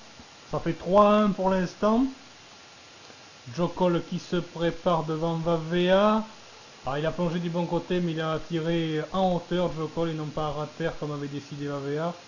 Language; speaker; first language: French; native; French